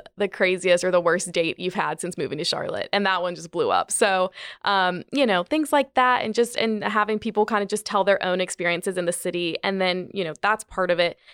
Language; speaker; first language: English; native; English